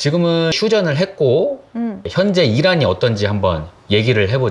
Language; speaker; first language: Korean; native; Korean